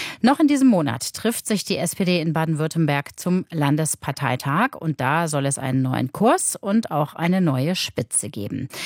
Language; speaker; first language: German; native; German